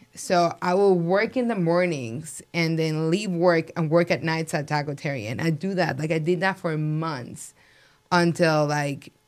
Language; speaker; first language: English; non-native, fluent; Spanish